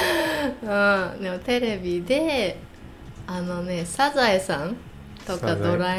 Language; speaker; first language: Japanese; non-native, fluent; English